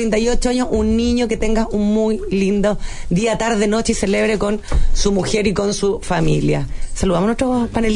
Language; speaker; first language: Spanish; native; Spanish